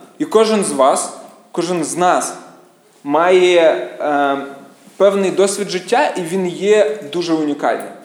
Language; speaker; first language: Ukrainian; native; Ukrainian